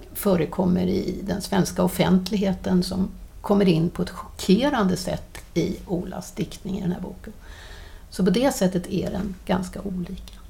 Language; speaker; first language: Swedish; native; Swedish